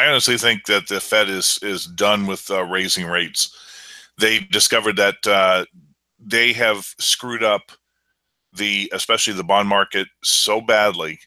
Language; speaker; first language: English; native; English